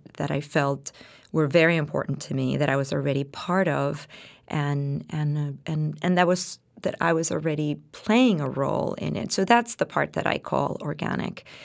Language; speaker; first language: English; non-native, fluent; Spanish